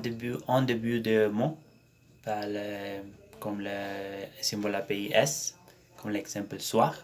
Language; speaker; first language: French; non-native, learner; Spanish